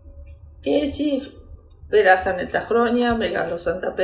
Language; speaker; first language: Greek; early bilingual, heritage; Greek